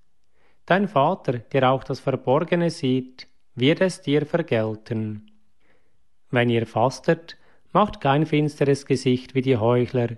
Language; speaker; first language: German; native; German